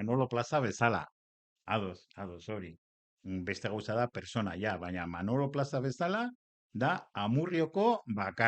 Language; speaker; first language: Basque; non-native, local second language; Spanish